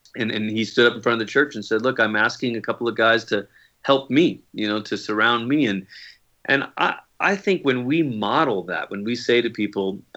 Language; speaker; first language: English; native; English